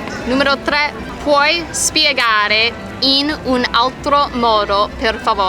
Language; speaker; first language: Italian; non-native, fluent; English